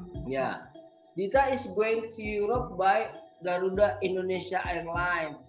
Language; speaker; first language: English; non-native, learner; Indonesian